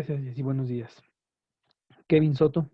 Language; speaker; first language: Spanish; native; Spanish